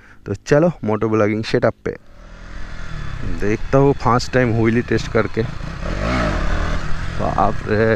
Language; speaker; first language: Hindi; non-native, local second language; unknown